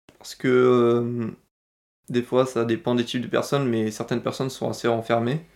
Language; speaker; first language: French; native; French